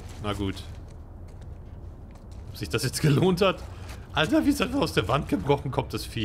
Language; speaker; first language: German; native; German